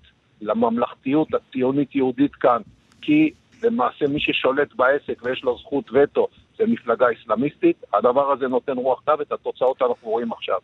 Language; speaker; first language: Hebrew; native; Hebrew